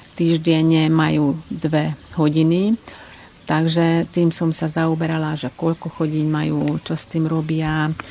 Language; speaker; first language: Slovak; early bilingual, heritage; Slovak